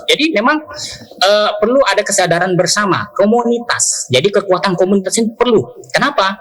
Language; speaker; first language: Indonesian; native; Indonesian